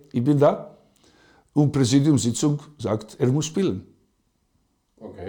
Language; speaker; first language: German; non-native, fluent; Serbian